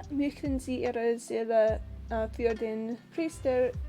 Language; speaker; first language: German; non-native, learner; English